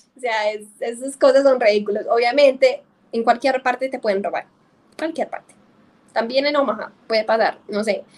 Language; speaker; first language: Spanish; non-native, fluent; English